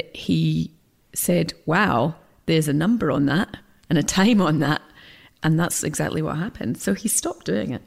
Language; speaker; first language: English; native; English